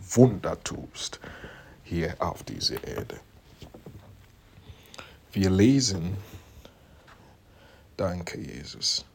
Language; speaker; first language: German; non-native, fluent; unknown